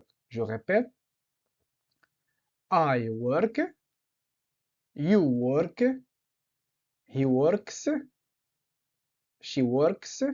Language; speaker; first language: English; non-native, fluent; French